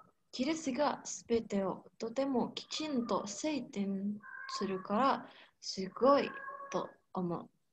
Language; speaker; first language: Japanese; non-native, learner; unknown